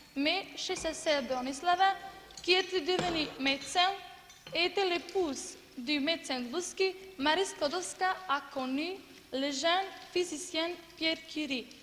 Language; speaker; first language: French; non-native, learner; Macedonian